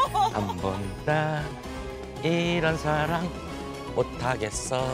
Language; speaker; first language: Korean; native; Korean